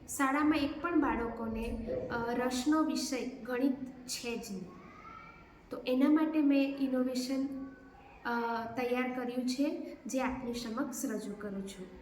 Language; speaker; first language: Gujarati; native; Gujarati